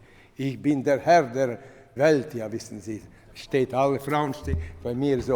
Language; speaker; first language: German; non-native, fluent; Latvian